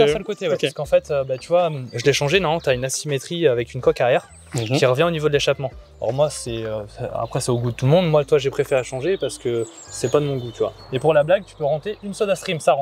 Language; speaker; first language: French; native; French